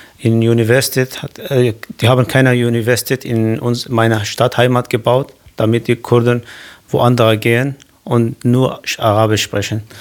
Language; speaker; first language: German; non-native, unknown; Kurdish